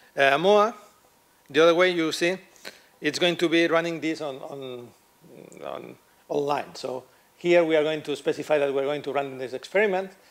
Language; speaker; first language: English; non-native, fluent; Catalan